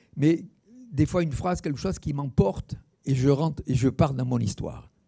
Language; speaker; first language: French; native; French